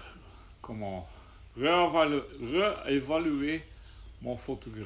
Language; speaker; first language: French; non-native, learner; Czech